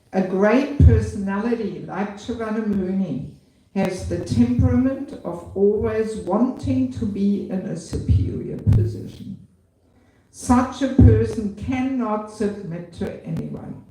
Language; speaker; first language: English; non-native, fluent; German